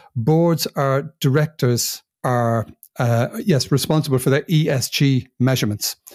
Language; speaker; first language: English; native; English